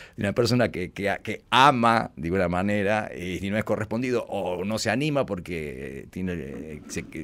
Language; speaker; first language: Spanish; native; Spanish